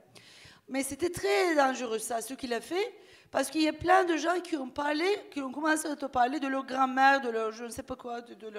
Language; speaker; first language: French; non-native, fluent; Turkish